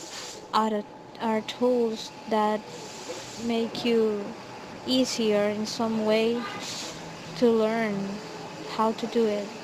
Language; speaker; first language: English; non-native, fluent; Spanish